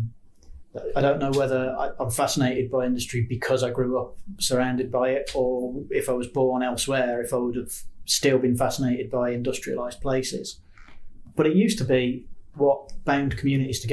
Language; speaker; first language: English; native; English